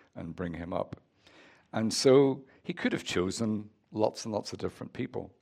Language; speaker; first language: English; native; English